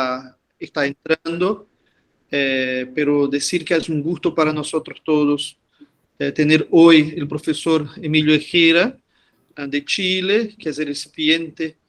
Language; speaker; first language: Spanish; non-native, fluent; Portuguese